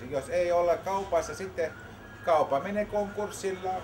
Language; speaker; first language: Finnish; non-native, learner; Greek